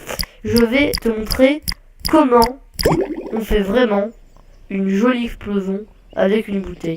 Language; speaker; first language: French; native; French